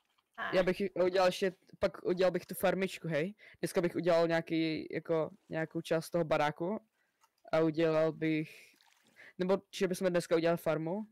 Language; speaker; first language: Czech; native; Czech